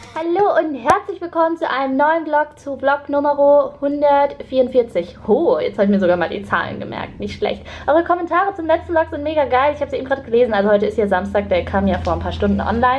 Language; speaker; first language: German; native; German